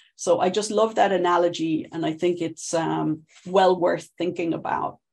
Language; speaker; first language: English; native; English